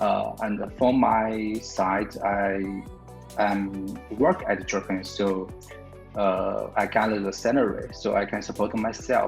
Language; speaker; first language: English; non-native, learner; Chinese